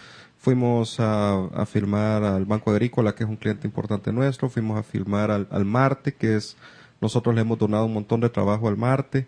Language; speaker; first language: Spanish; native; Spanish